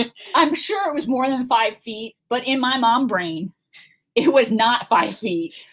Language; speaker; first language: English; native; English